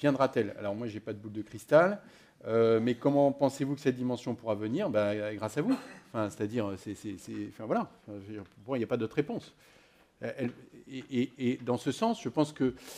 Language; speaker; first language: French; native; French